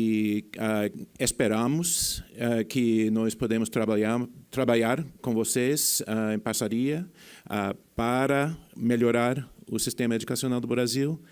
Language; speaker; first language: Portuguese; non-native, fluent; English